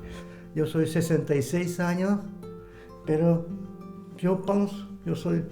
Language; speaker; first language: Spanish; non-native, learner; Hungarian